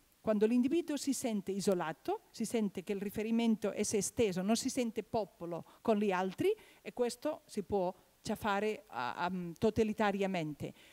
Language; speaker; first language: Italian; non-native, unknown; Catalan